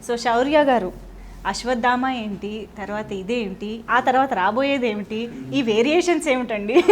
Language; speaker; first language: Telugu; native; Telugu